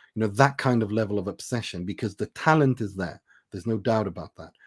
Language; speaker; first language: English; non-native, fluent; Persian